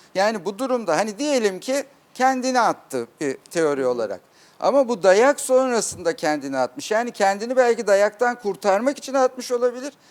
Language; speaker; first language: Turkish; native; Turkish